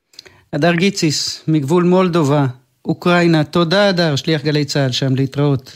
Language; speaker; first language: Hebrew; native; Hebrew